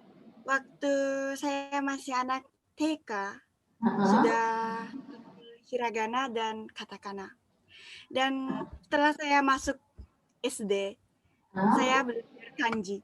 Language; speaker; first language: Indonesian; non-native, fluent; Japanese